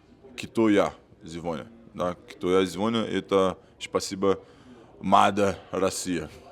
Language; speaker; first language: Russian; non-native, learner; Portuguese